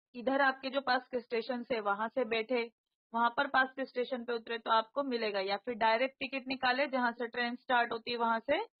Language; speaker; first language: Hindi; non-native, local second language; Marathi